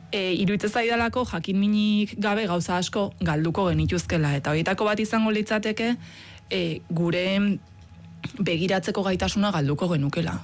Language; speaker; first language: Basque; native; Basque